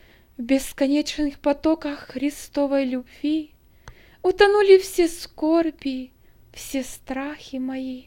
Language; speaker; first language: Russian; native; Russian